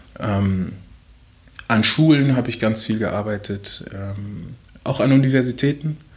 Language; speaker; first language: German; early bilingual, other home language; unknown